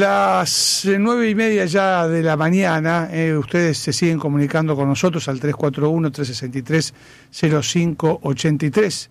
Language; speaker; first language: Spanish; native; Spanish